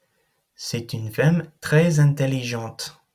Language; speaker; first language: French; non-native, fluent; English